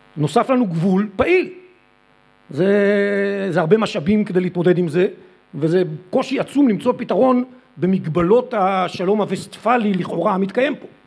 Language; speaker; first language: Hebrew; native; Hebrew